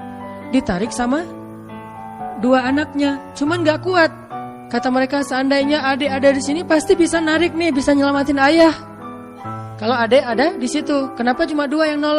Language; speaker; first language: Indonesian; native; Indonesian